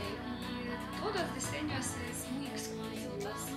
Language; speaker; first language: Spanish; non-native, learner; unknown